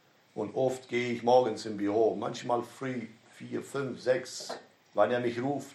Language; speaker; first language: German; non-native, fluent; Romanian